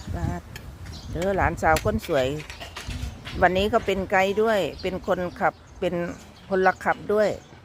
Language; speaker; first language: Thai; native; Thai